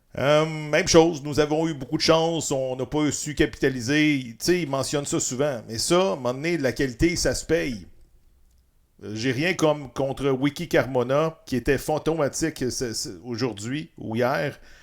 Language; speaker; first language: French; native; French